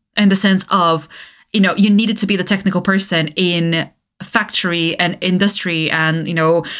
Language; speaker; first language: English; non-native, fluent; Bulgarian